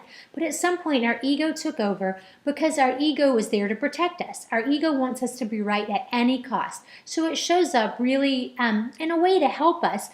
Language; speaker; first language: English; native; English